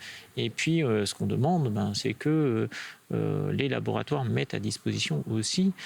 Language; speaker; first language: French; native; French